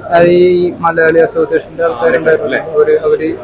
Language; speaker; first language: Malayalam; native; Malayalam